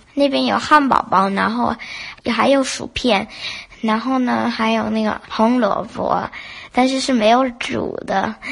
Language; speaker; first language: Chinese; early bilingual, heritage; Chinese